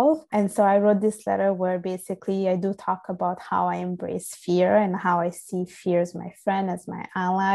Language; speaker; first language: English; non-native, fluent; Italian